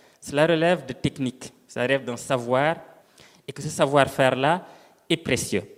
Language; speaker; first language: French; non-native, local second language; Serer